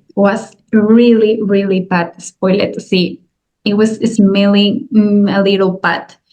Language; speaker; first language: English; non-native, learner; Spanish